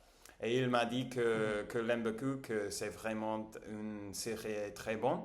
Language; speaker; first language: French; non-native, learner; English